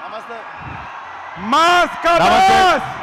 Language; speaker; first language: Telugu; native; Telugu